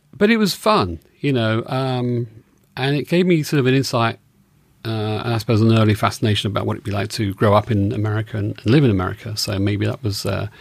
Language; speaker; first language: English; native; English